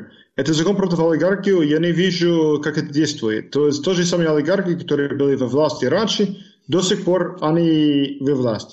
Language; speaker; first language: Russian; non-native, fluent; English